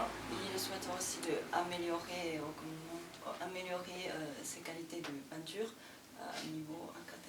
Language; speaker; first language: French; non-native, fluent; Chinese